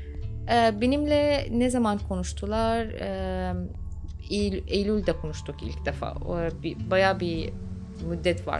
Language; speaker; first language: Turkish; non-native, fluent; Arabic